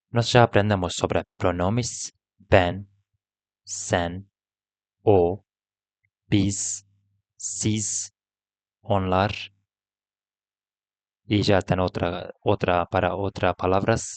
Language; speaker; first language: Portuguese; non-native, learner; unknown